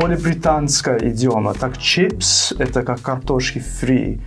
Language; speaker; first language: Russian; non-native, fluent; English